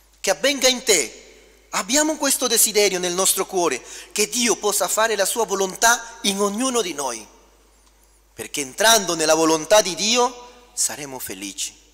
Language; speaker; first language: Italian; non-native, fluent; Spanish